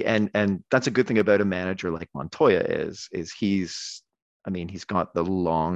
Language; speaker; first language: English; native; English